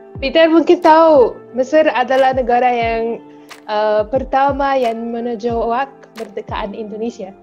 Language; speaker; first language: Indonesian; non-native, fluent; Arabic